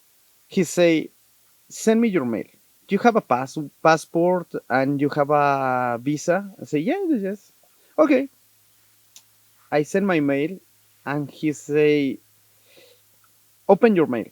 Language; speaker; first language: English; non-native, learner; Spanish